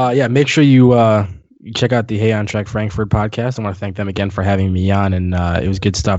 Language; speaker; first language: English; native; English